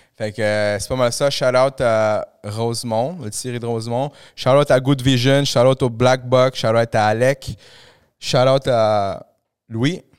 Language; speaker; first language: French; early bilingual, other home language; Spanish